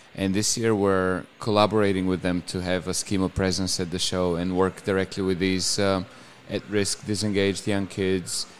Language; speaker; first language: English; non-native, fluent; Bulgarian